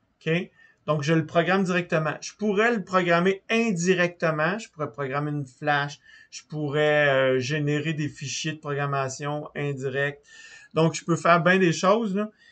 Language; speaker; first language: French; native; French